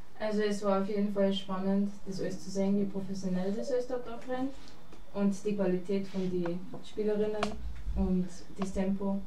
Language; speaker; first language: German; native; German